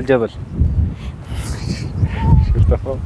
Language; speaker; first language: Arabic; non-native, learner; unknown